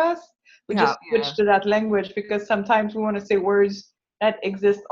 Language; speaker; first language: English; non-native, fluent; French